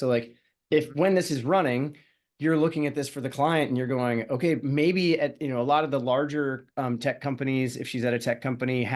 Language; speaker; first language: English; native; English